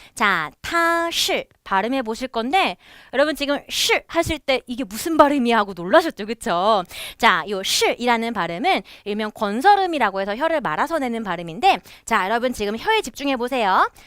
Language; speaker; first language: Korean; native; Korean